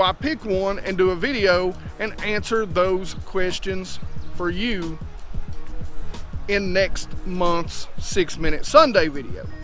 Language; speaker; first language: English; native; English